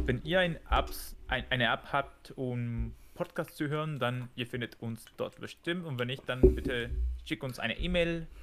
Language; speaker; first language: German; non-native, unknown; Spanish